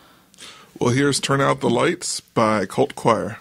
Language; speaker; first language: English; native; English